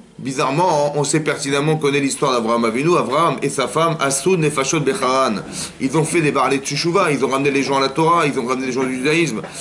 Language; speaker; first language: French; native; French